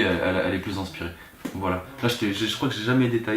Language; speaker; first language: French; native; French